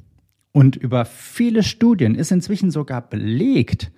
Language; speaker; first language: German; native; German